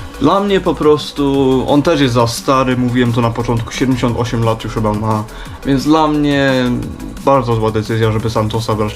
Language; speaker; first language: Polish; early bilingual, heritage; Polish